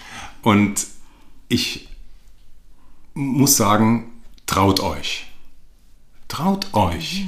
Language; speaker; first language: German; native; German